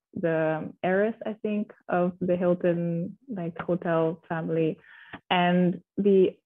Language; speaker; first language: English; non-native, fluent; Indonesian